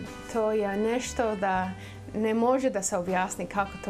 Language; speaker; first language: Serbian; early bilingual, heritage; Serbian